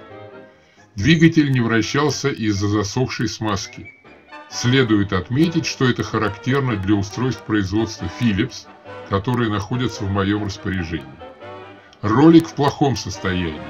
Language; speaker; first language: Russian; native; Russian